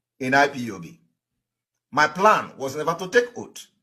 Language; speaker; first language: English; non-native, local second language; Igbo